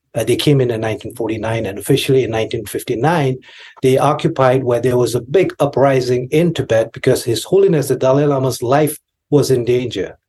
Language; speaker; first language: English; non-native, local second language; Tibetan